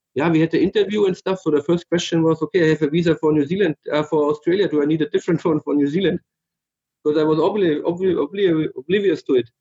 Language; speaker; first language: English; non-native, fluent; German